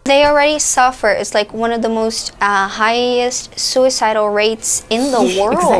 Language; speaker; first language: English; non-native, fluent; Portuguese